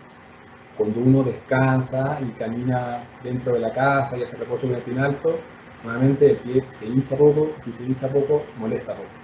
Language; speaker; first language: Spanish; native; Spanish